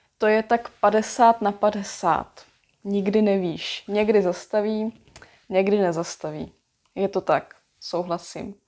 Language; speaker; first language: Czech; native; Czech